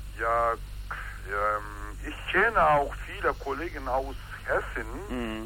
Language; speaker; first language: German; non-native, learner; Turkish